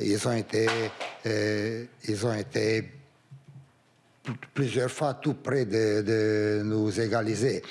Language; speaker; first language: French; non-native, fluent; Romanian